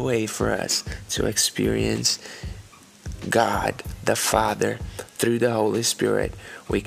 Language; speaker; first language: English; non-native, fluent; Portuguese